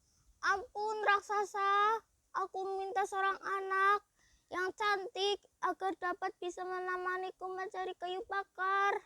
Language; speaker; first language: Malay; non-native, local second language; Javanese